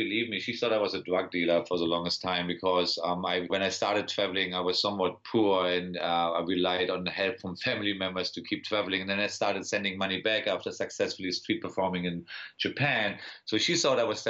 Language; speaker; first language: English; non-native, fluent; German